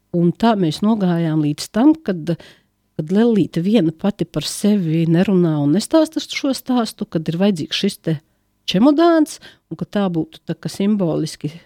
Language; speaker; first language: Latvian; native; Latvian